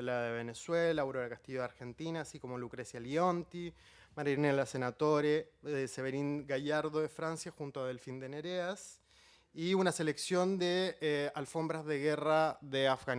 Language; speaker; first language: Spanish; native; Spanish